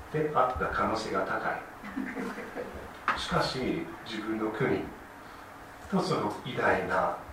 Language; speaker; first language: Japanese; non-native, fluent; English